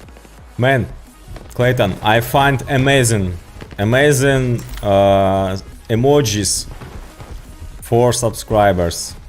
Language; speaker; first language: English; non-native, learner; Ukrainian